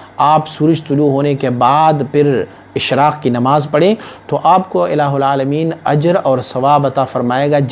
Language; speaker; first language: Urdu; non-native, local second language; Pashto